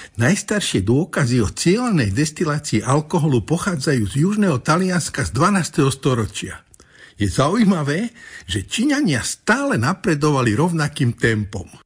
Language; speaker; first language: Slovak; native; Slovak